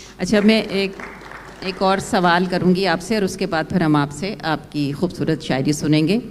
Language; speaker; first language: Urdu; non-native, local second language; Punjabi